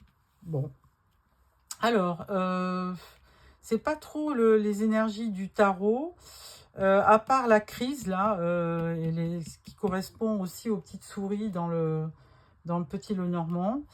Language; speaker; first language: French; native; French